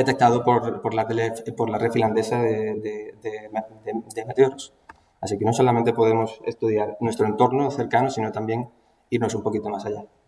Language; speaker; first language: Spanish; native; Spanish